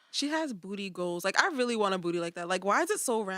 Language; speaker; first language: English; native; English